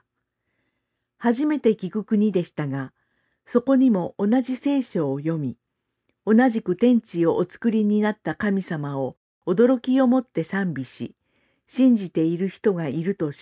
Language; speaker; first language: Japanese; non-native, fluent; Korean